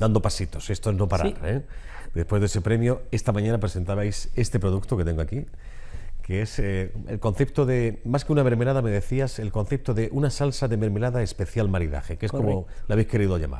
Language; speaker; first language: Spanish; native; Spanish